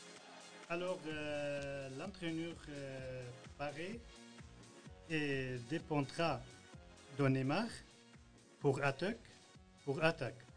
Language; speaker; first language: French; non-native, learner; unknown